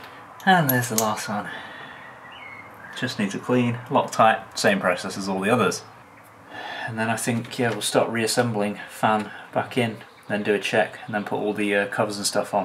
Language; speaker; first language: English; native; English